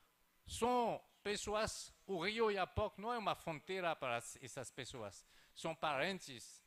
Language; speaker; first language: Portuguese; non-native, fluent; French